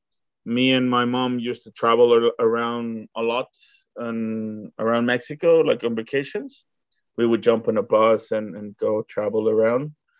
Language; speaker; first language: English; non-native, fluent; Spanish